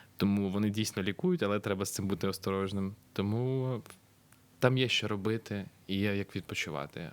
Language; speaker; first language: Ukrainian; non-native, local second language; Russian